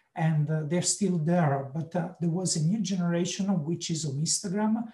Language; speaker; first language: English; non-native, fluent; Italian